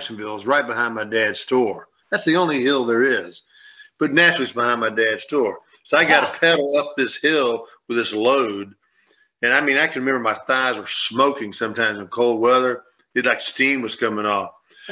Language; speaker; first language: English; native; English